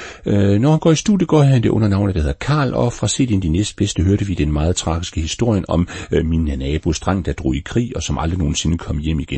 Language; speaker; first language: Danish; native; Danish